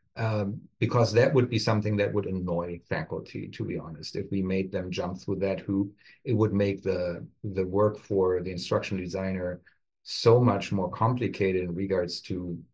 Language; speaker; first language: English; non-native, fluent; German